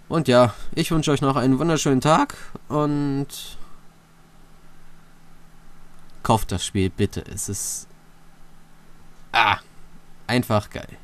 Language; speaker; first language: German; native; German